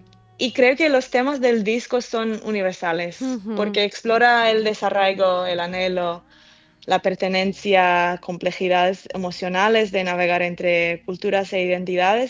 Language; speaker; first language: Spanish; early bilingual, heritage; English